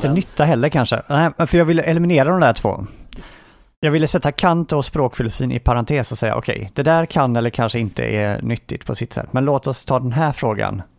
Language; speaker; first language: Swedish; native; Swedish